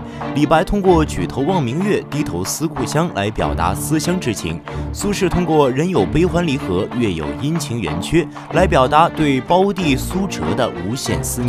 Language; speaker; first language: Chinese; native; Chinese